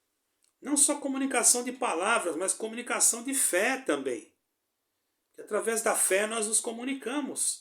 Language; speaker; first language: Portuguese; native; Portuguese